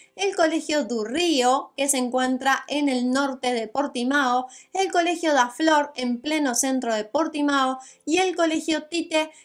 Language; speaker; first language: Spanish; native; Spanish